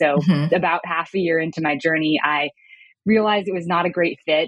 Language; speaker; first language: English; native; English